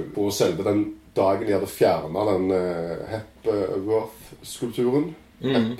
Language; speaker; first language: Norwegian; native; Norwegian